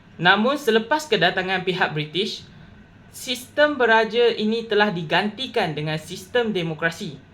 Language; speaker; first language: Malay; non-native, local second language; Chinese